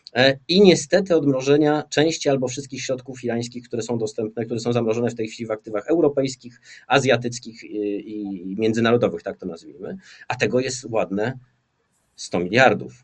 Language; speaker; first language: Polish; native; Polish